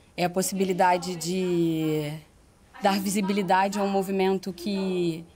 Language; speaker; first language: Portuguese; native; Portuguese